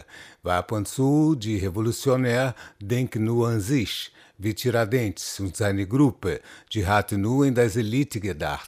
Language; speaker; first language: German; non-native, learner; Portuguese